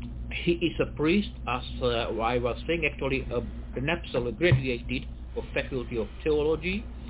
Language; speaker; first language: English; non-native, fluent; Romanian